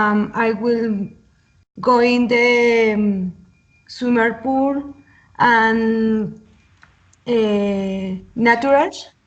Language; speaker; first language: English; non-native, learner; Spanish